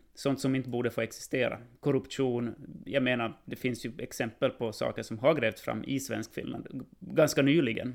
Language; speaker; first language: Swedish; native; Swedish